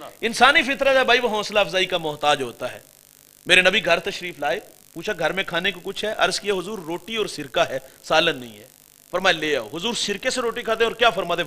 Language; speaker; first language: Urdu; non-native, local second language; Punjabi